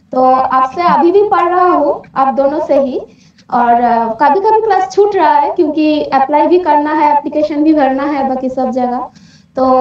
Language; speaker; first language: Hindi; native; Hindi